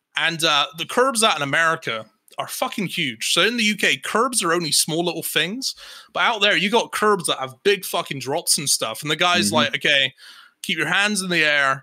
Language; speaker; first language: English; native; English